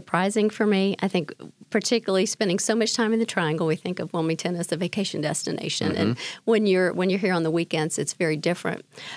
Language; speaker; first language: English; native; English